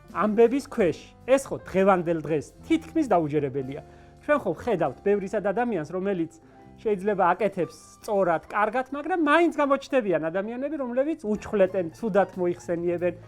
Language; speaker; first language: Georgian; native; Georgian